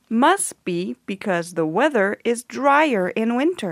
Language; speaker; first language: English; native; English